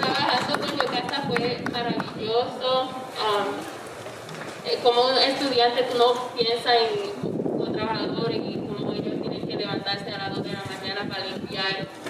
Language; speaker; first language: Spanish; early bilingual, heritage; English